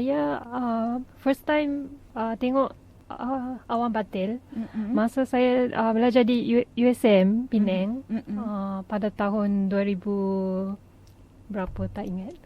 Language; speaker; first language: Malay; non-native, fluent; Japanese